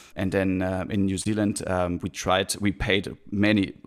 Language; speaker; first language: English; non-native, fluent; German